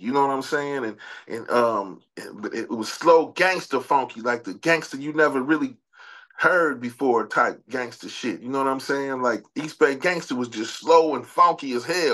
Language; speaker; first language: English; native; English